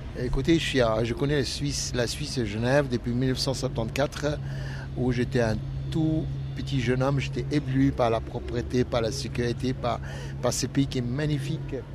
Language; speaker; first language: French; non-native, fluent; Arabic